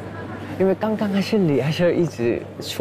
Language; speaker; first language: Chinese; non-native, learner; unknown